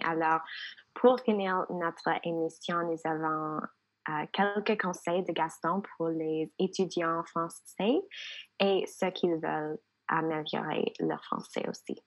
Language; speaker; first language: French; non-native, local second language; English